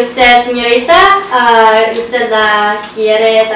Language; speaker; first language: Spanish; non-native, learner; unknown